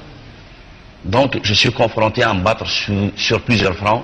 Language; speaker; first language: French; non-native, local second language; Kabyle